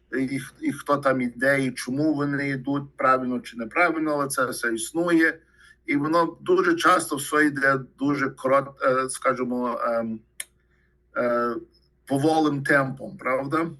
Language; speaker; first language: Ukrainian; early bilingual, heritage; Ukrainian